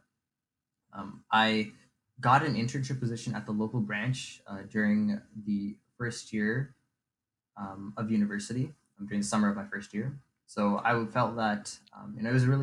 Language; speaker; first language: English; native; English